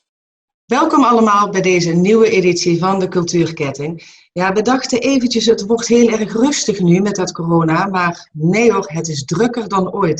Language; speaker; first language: Dutch; native; Dutch